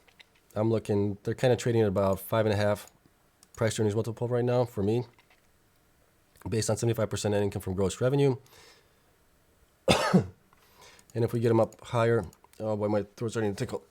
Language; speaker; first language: English; native; English